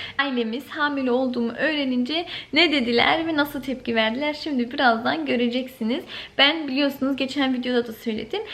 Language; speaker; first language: Turkish; early bilingual, heritage; Turkish